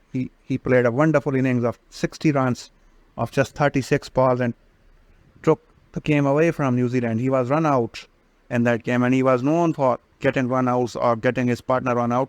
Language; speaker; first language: English; non-native, local second language; Urdu